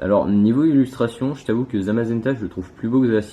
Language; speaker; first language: French; native; French